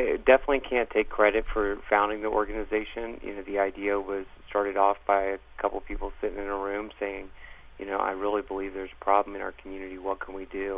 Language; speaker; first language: English; native; English